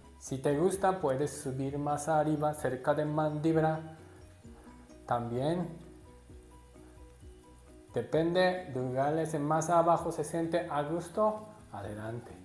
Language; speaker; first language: Spanish; non-native, learner; Japanese